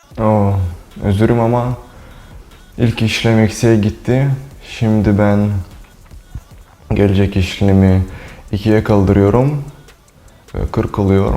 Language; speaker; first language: Turkish; non-native, learner; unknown